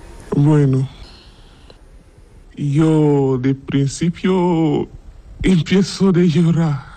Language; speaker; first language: Spanish; non-native, learner; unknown